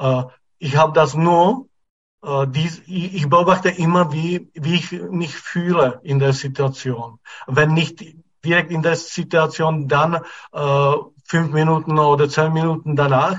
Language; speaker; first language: German; non-native, fluent; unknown